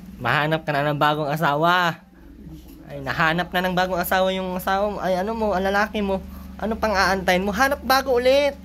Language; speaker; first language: Filipino; native; Filipino